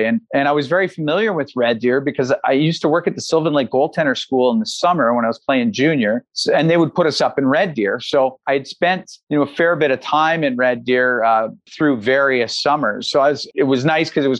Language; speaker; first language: English; native; English